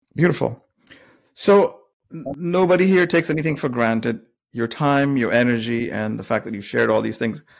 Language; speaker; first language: English; native; English